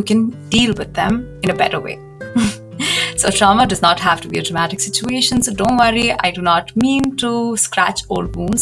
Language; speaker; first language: English; non-native, local second language; Hindi